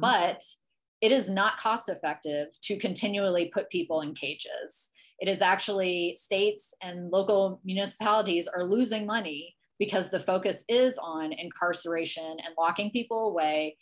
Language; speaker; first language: English; native; English